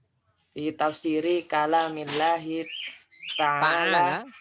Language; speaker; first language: Arabic; non-native, learner; Indonesian